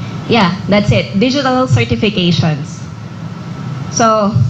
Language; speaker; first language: English; non-native, local second language; Filipino